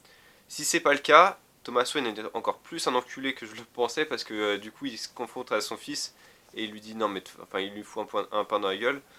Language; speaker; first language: French; native; French